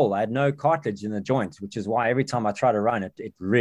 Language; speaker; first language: English; native; English